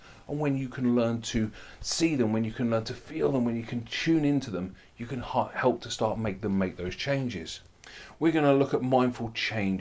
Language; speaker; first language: English; native; English